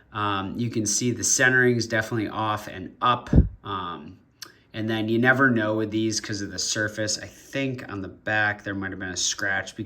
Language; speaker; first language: English; native; English